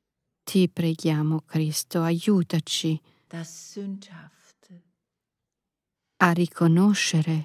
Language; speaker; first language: Italian; native; Italian